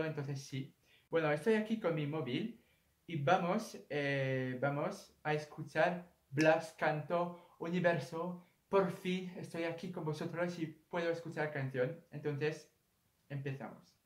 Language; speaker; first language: Spanish; non-native, fluent; French